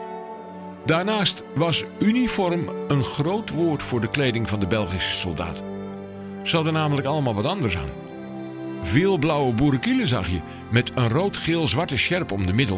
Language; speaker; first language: Dutch; native; Dutch